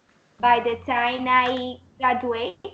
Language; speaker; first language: English; non-native, learner; Spanish